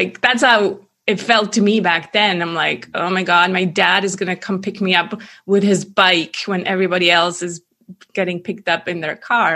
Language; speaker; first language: English; non-native, fluent; Swiss German